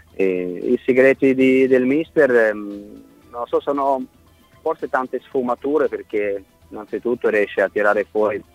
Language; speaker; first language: Italian; non-native, fluent; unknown